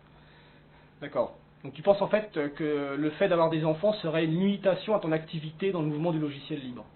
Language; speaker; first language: French; native; French